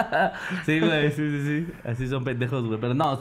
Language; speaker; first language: Spanish; native; Spanish